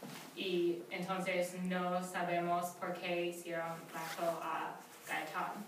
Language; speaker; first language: Spanish; non-native, learner; English